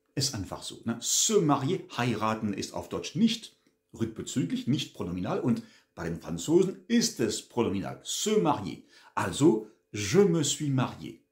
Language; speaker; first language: German; non-native, fluent; French